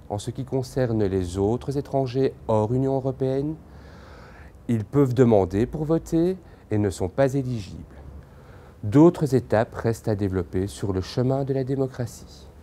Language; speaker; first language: French; native; French